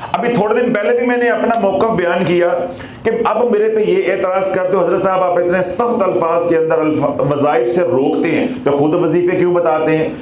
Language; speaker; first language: Urdu; non-native, local second language; Punjabi